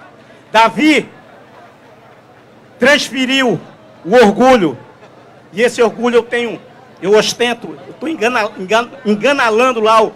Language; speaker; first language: Portuguese; native; Portuguese